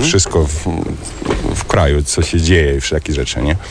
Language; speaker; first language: Polish; early bilingual, heritage; German